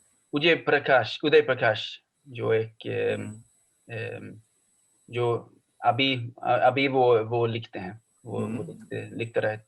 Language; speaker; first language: Hindi; non-native, learner; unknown